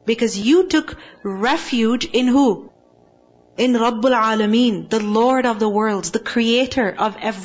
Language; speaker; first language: English; non-native, local second language; Urdu